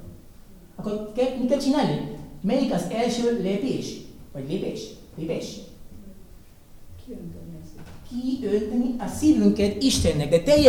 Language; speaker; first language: Hungarian; non-native, learner; Spanish